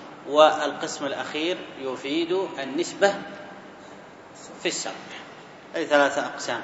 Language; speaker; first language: Arabic; native; Arabic